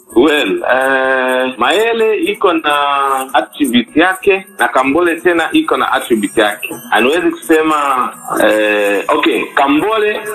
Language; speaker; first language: Swahili; non-native, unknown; Bemba